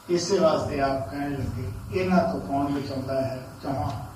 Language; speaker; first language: Hindi; non-native, local second language; Punjabi